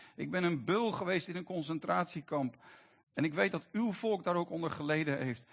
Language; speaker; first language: Dutch; native; Dutch